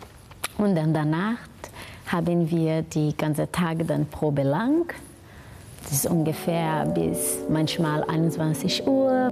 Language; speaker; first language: German; non-native, fluent; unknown